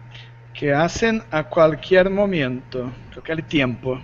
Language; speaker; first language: Spanish; non-native, learner; Portuguese